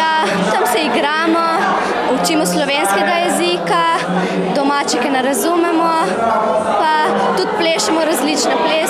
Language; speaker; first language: Slovenian; non-native, learner; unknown